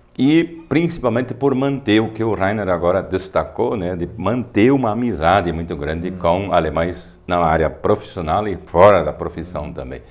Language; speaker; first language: Portuguese; non-native, local second language; German